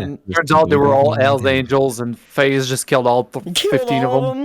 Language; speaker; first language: English; native; English